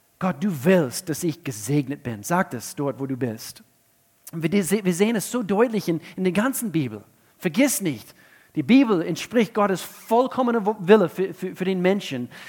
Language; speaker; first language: German; non-native, fluent; English